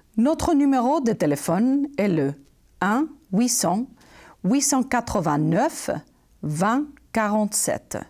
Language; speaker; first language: French; non-native, fluent; Spanish